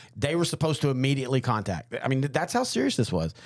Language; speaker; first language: English; native; English